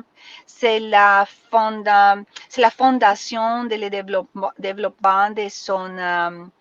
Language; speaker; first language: French; non-native, learner; Spanish